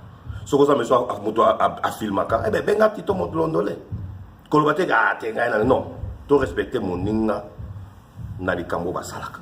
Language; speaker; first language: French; non-native, local second language; Lingala